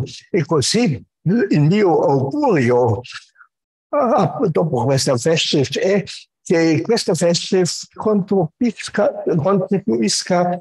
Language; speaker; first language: Italian; non-native, fluent; German